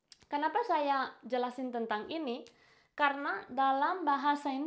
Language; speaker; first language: Indonesian; non-native, fluent; Spanish